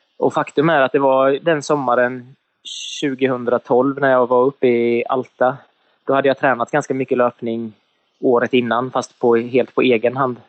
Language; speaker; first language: Swedish; native; Swedish